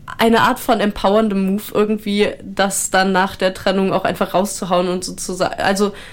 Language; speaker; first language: German; native; German